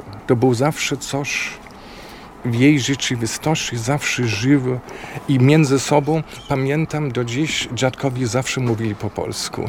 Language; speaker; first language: Polish; non-native, fluent; German